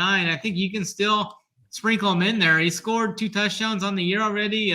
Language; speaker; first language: English; native; English